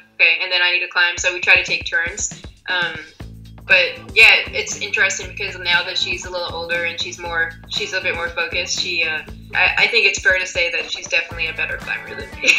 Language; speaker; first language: English; native; English